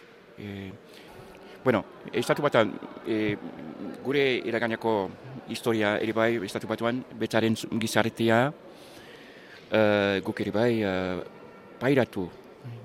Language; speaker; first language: Basque; non-native, learner; English